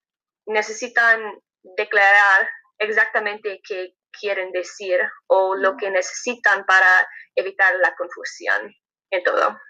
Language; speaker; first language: Spanish; non-native, learner; English